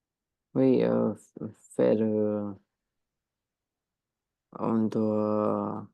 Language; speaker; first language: French; non-native, learner; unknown